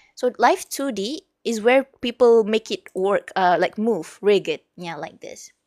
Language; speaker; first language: English; non-native, local second language; Malay